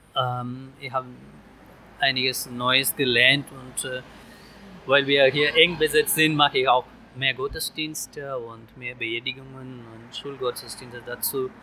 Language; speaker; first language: German; non-native, fluent; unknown